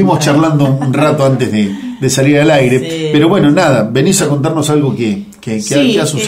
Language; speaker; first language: Spanish; native; Spanish